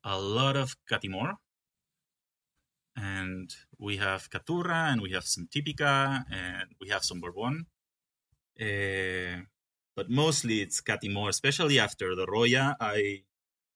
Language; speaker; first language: English; non-native, fluent; Spanish